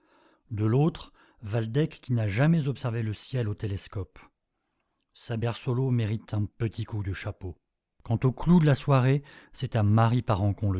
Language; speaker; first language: French; native; French